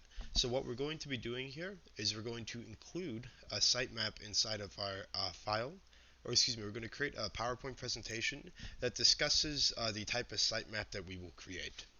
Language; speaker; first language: English; native; English